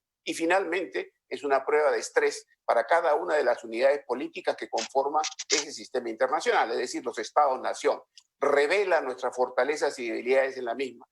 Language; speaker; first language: Spanish; native; Spanish